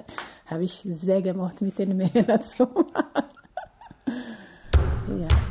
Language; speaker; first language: German; non-native, fluent; Portuguese